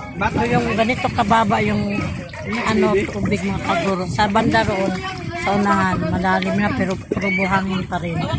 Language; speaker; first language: Filipino; native; Filipino